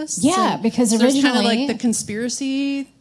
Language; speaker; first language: English; native; English